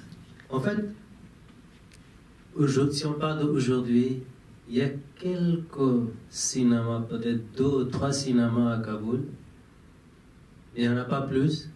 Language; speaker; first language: French; non-native, fluent; Persian